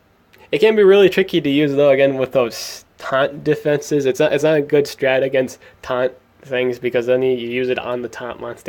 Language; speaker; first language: English; native; English